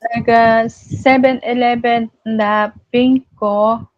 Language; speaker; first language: Chinese; non-native, learner; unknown